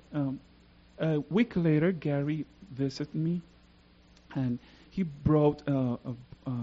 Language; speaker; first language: English; non-native, fluent; Spanish